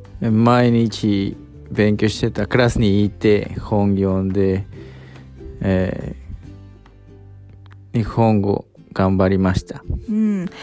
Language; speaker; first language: Japanese; non-native, learner; Spanish